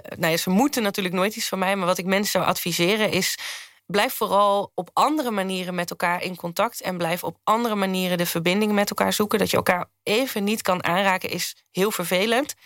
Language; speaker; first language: Dutch; native; Dutch